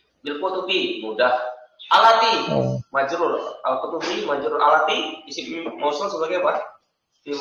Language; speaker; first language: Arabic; non-native, fluent; Indonesian